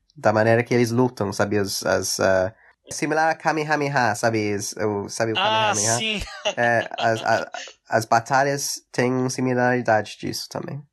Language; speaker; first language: Portuguese; early bilingual, heritage; English